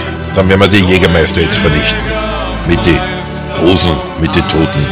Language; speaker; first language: German; native; German